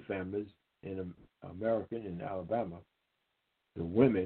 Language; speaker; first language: English; native; English